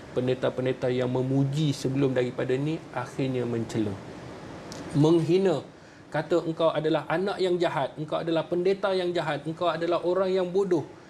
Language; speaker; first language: Malay; native; Malay